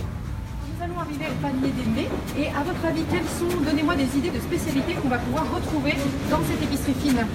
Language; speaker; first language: French; native; French